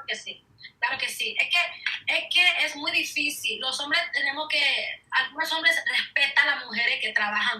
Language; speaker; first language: Spanish; early bilingual, heritage; Spanish